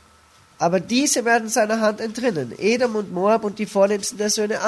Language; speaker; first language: German; native; German